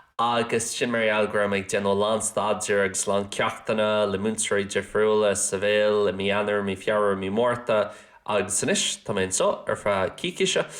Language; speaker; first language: Irish; non-native, local second language; English